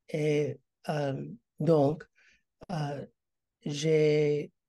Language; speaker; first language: French; non-native, learner; English